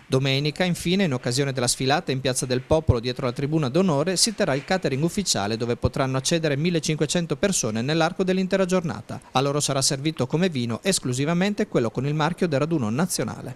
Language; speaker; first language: Italian; native; Italian